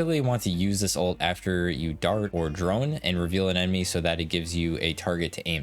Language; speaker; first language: English; native; English